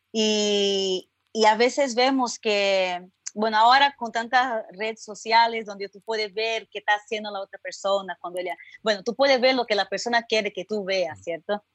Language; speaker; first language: Spanish; non-native, fluent; Portuguese